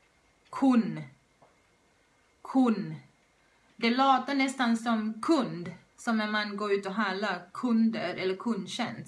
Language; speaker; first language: Swedish; non-native, fluent; Thai